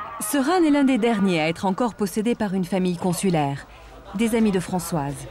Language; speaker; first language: French; native; French